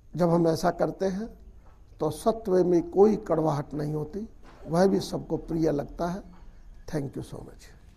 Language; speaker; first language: Hindi; native; Hindi